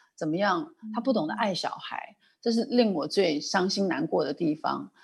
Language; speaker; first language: Chinese; native; Chinese